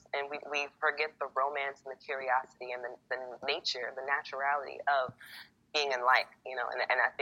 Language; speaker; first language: English; native; English